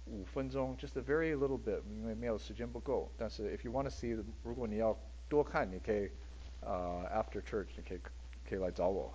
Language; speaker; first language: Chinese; early bilingual, heritage; Chinese